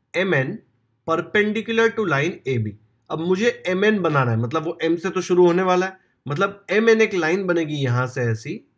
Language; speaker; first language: Hindi; non-native, local second language; Marathi